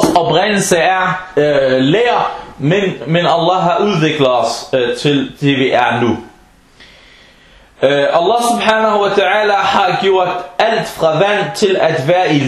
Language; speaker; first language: Danish; early bilingual, other home language; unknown